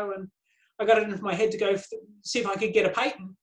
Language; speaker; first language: English; native; English